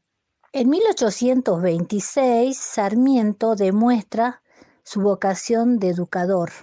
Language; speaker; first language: Spanish; native; Spanish